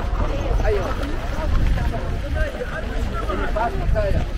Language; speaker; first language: Indonesian; non-native, learner; Arabic